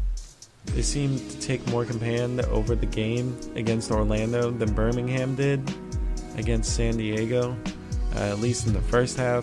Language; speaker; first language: English; native; English